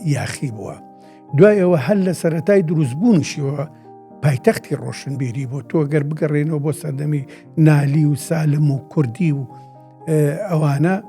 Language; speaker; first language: Central Kurdish; native; Central Kurdish